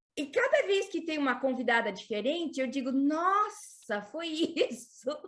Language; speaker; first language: Portuguese; native; Portuguese